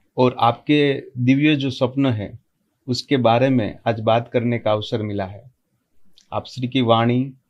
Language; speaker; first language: Hindi; non-native, local second language; Gujarati